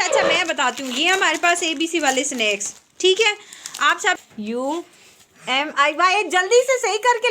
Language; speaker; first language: Urdu; native; Urdu